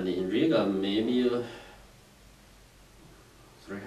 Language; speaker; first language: English; non-native, learner; Chinese